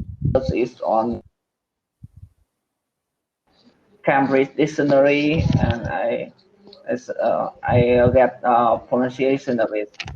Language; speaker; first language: English; non-native, learner; Vietnamese